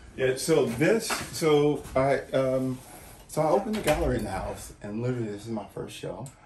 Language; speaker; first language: English; native; English